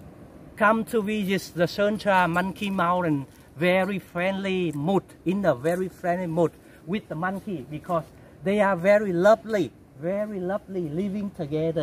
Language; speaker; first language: English; non-native, local second language; Vietnamese